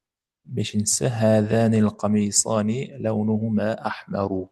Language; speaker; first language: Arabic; non-native, fluent; Uzbek